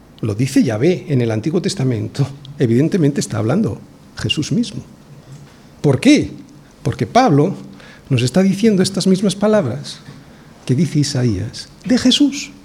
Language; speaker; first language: Spanish; native; Spanish